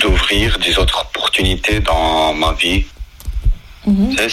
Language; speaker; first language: French; non-native, local second language; Arabic